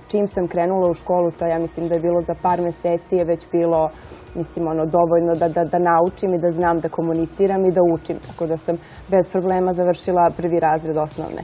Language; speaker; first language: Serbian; early bilingual, heritage; Serbian